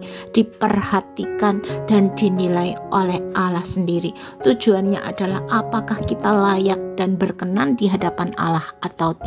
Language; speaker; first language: Indonesian; native; Indonesian